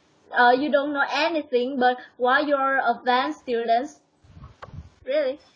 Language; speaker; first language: English; non-native, learner; Vietnamese